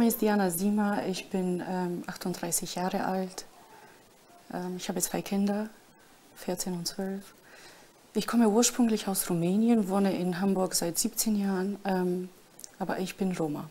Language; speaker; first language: German; non-native, fluent; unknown